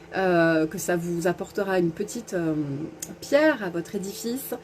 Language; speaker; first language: French; native; French